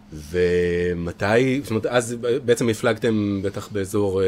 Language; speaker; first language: Hebrew; native; Hebrew